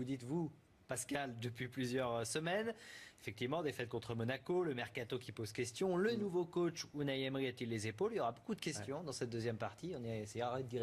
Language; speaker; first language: French; native; French